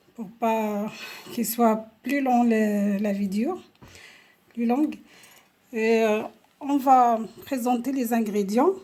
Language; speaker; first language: French; non-native, local second language; Arabic